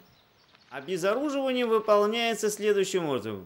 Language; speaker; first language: Russian; native; Russian